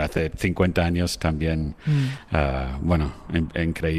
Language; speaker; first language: Spanish; non-native, fluent; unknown